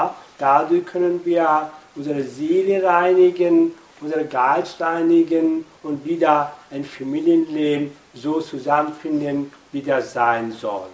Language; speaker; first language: German; non-native, fluent; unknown